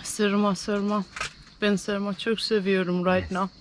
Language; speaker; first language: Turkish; non-native, learner; Persian